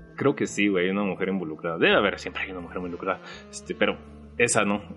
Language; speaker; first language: Spanish; native; Spanish